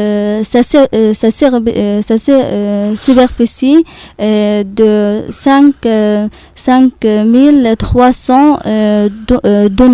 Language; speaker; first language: French; non-native, learner; Arabic